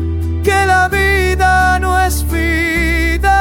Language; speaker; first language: Spanish; native; Spanish